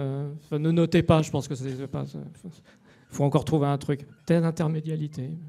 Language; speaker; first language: French; native; French